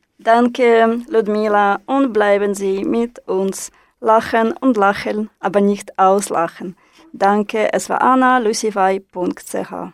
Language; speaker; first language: German; non-native, fluent; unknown